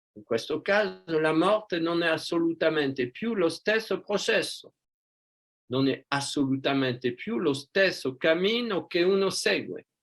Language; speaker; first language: Italian; non-native, fluent; French